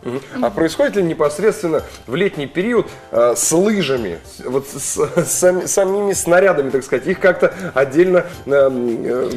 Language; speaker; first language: Russian; native; Russian